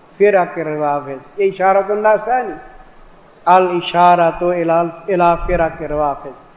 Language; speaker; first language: Urdu; non-native, local second language; Saraiki